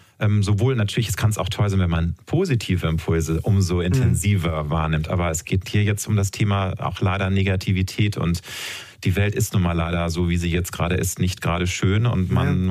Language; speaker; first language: German; native; German